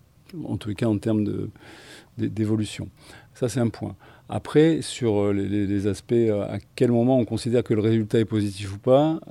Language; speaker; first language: French; native; French